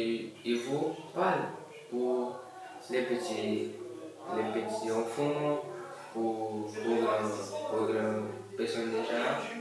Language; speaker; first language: French; non-native, learner; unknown